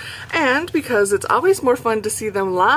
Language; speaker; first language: English; native; English